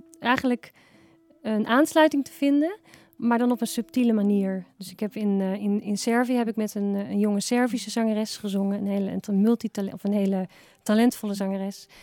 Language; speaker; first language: Dutch; native; Dutch